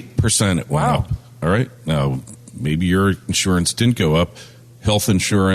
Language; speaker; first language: English; native; English